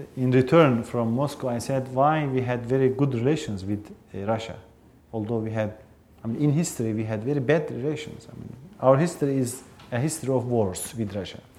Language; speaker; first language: English; non-native, fluent; Turkish